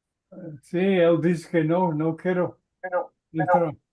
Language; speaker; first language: Spanish; non-native, learner; English